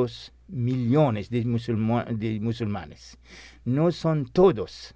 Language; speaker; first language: Spanish; non-native, fluent; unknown